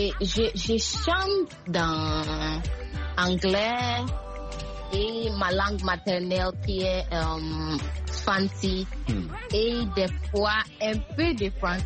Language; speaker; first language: French; non-native, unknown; Akan